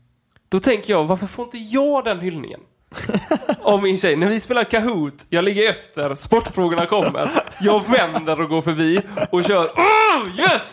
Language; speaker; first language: Swedish; native; Swedish